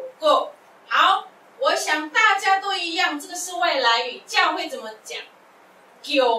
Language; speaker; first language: Chinese; non-native, local second language; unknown